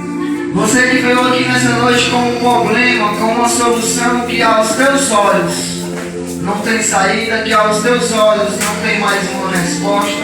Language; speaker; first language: Portuguese; native; Portuguese